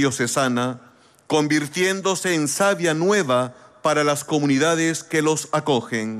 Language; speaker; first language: Spanish; native; Spanish